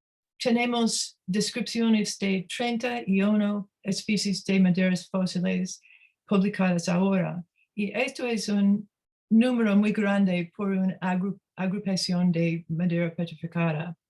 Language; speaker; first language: Spanish; non-native, learner; English